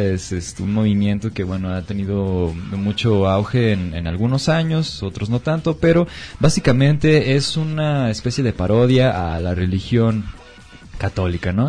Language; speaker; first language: Spanish; native; Spanish